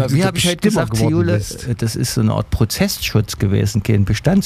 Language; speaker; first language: German; native; German